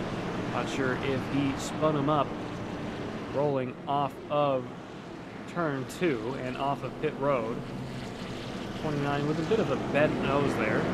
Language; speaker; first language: English; native; English